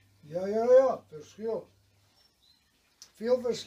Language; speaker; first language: Dutch; non-native, learner; Serbian